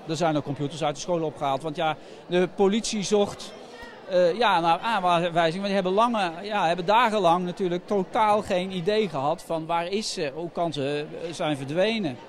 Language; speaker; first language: Dutch; native; Dutch